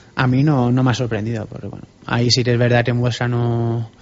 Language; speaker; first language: Spanish; native; Spanish